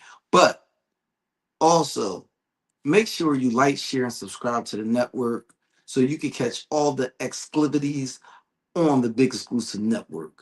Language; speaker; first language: English; native; English